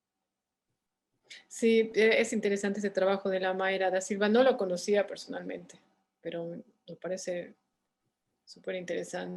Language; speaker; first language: Spanish; native; Spanish